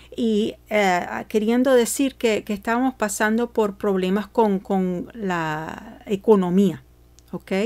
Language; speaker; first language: Spanish; early bilingual, heritage; Spanish